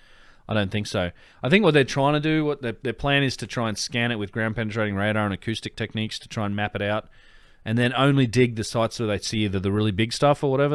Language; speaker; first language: English; native; English